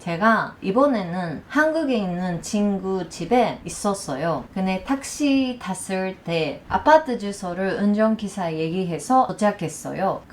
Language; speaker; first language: Korean; non-native, learner; Japanese